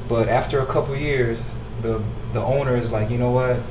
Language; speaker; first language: English; native; English